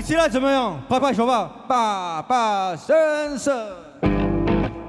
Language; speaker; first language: Chinese; non-native, fluent; French